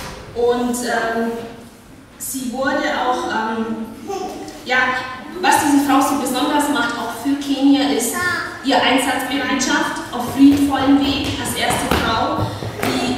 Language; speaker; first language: German; non-native, fluent; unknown